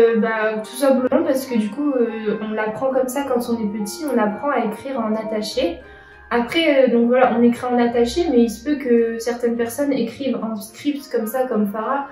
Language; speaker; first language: French; native; French